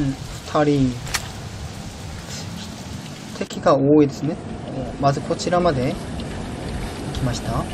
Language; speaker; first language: Japanese; non-native, learner; Korean